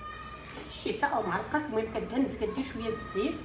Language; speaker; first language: Arabic; native; Arabic